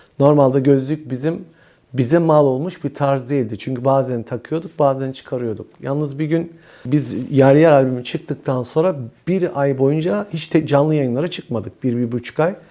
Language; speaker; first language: Turkish; early bilingual, heritage; Turkish